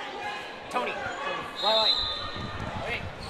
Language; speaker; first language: French; non-native, local second language; English